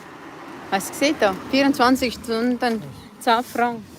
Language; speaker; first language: German; non-native, learner; Cebuano